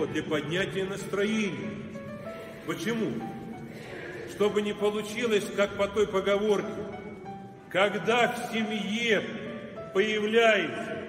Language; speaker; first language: Russian; native; Russian